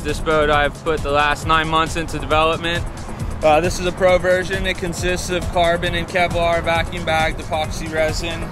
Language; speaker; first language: English; native; English